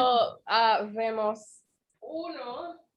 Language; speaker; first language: Spanish; non-native, learner; English